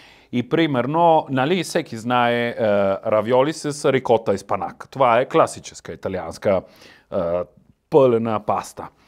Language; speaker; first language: Bulgarian; non-native, learner; Italian